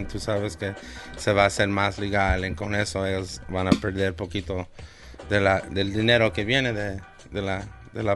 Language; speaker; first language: Spanish; early bilingual, heritage; Spanish